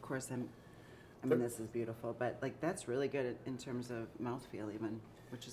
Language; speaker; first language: English; native; English